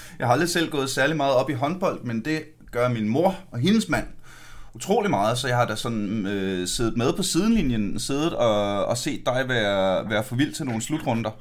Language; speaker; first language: Danish; native; Danish